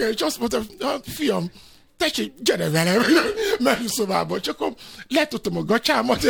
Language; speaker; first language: Hungarian; non-native, fluent; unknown